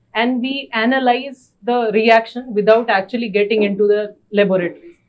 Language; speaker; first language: English; non-native, local second language; Gujarati